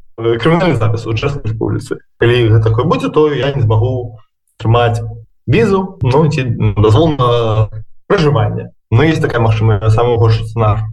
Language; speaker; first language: Belarusian; non-native, local second language; Russian